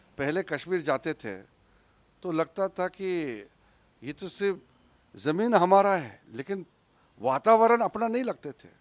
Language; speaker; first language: Hindi; non-native, local second language; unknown